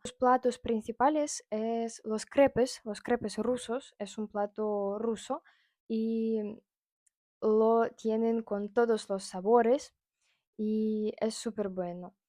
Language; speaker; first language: Spanish; non-native, fluent; Russian